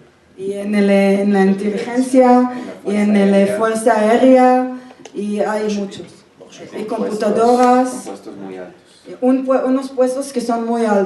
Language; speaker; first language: Spanish; non-native, fluent; Hebrew